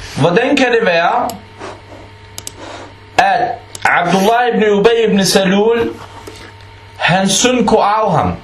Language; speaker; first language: Danish; non-native, fluent; Arabic